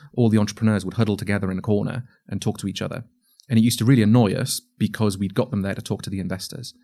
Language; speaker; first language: English; native; English